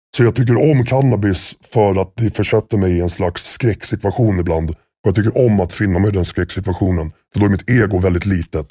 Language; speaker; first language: Swedish; native; Swedish